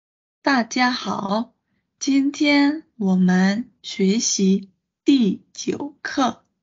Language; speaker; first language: Chinese; non-native, fluent; Indonesian